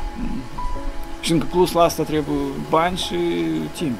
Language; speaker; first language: Romanian; non-native, local second language; Russian